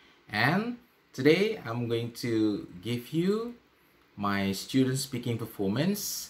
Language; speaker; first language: English; non-native, fluent; Indonesian